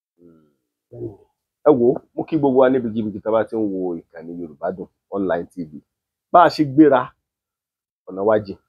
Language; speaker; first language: Yoruba; native; Yoruba